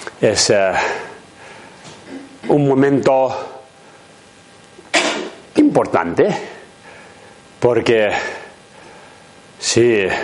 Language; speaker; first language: Spanish; non-native, learner; Tibetan